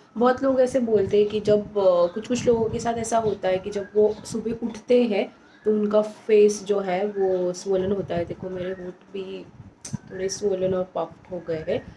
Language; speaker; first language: Hindi; native; Hindi